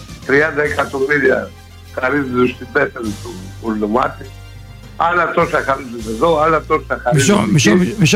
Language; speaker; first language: Greek; native; Greek